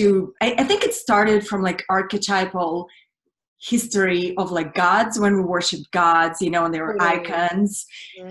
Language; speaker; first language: English; non-native, fluent; Russian